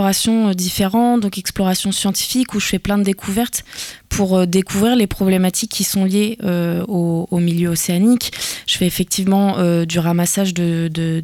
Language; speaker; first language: French; native; French